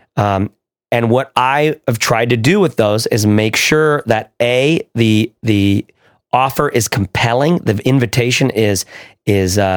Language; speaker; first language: English; native; English